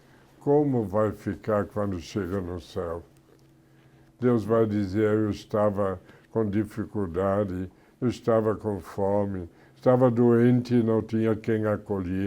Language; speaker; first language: Portuguese; non-native, fluent; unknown